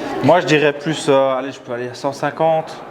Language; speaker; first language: French; native; French